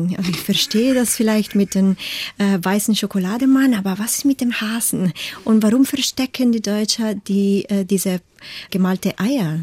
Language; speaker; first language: German; non-native, fluent; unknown